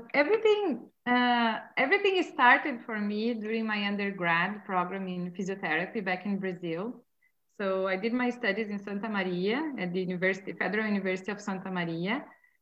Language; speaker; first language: English; non-native, fluent; Portuguese